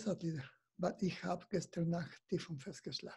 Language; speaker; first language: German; non-native, learner; Spanish